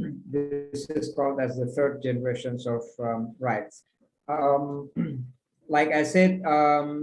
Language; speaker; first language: English; non-native, fluent; Indonesian